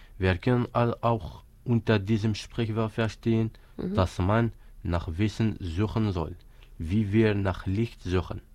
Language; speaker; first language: German; non-native, learner; Kabyle